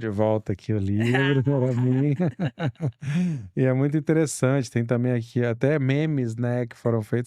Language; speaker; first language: Portuguese; native; Portuguese